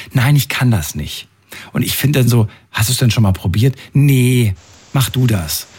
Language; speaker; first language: German; native; German